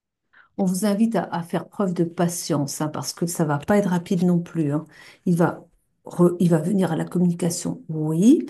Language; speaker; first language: French; native; French